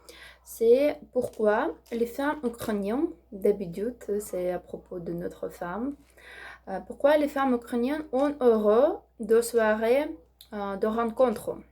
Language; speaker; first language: French; non-native, learner; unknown